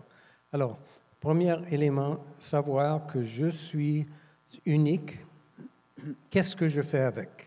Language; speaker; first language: French; non-native, fluent; English